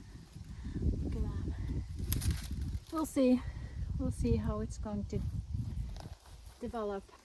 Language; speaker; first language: English; non-native, fluent; Norwegian